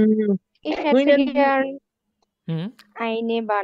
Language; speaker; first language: German; non-native, learner; Bangla